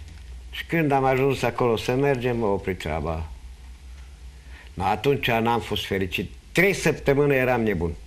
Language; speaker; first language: Romanian; non-native, local second language; Hungarian